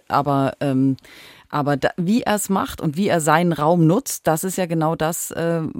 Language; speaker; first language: German; native; German